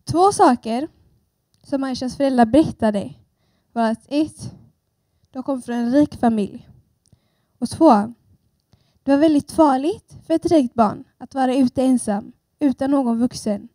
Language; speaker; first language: Swedish; early bilingual, other home language; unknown